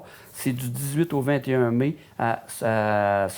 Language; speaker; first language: French; native; French